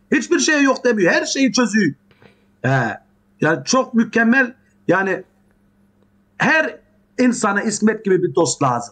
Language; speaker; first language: Turkish; early bilingual, heritage; Turkish